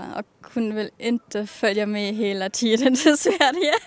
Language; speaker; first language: Swedish; non-native, fluent; German